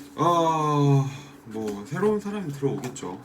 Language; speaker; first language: Korean; native; Korean